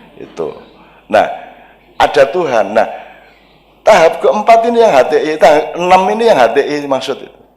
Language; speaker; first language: Indonesian; non-native, local second language; Javanese